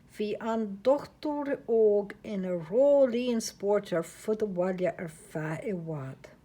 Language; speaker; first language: Irish; native; Irish